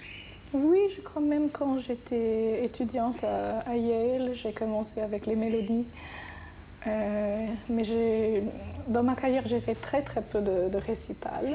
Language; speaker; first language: French; non-native, fluent; English